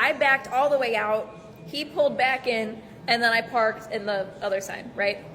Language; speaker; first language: English; native; English